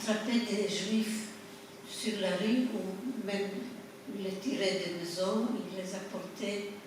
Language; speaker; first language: French; non-native, fluent; Polish